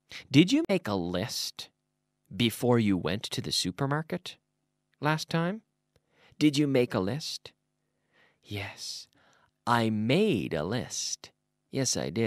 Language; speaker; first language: English; native; English